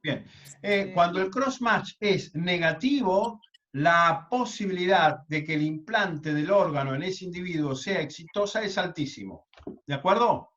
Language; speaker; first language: Spanish; native; Spanish